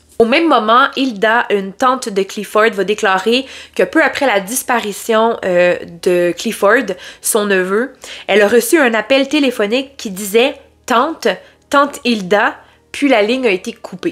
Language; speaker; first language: French; native; French